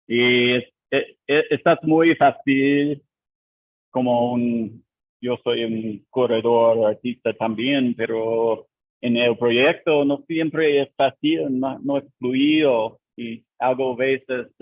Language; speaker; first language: Spanish; non-native, learner; English